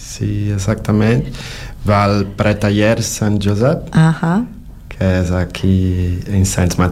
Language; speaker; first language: Catalan; non-native, learner; Portuguese